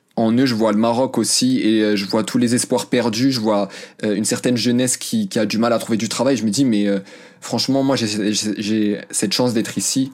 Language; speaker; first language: French; early bilingual, other home language; Arabic